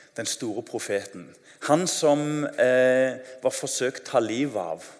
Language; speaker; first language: Norwegian; native; Norwegian